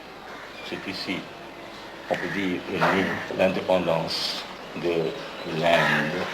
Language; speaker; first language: French; non-native, fluent; Bangla